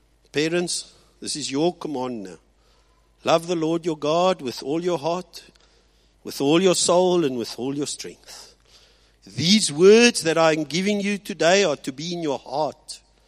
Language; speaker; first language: English; early bilingual, other home language; Afrikaans